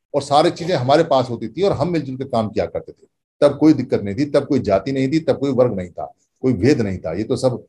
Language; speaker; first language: Hindi; native; Hindi